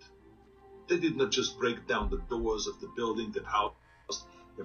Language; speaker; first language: English; non-native, fluent; German